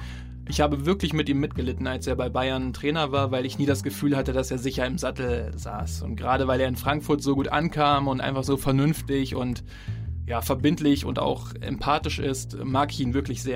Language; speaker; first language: German; native; German